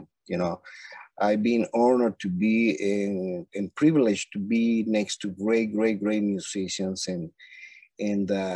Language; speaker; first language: English; non-native, fluent; Spanish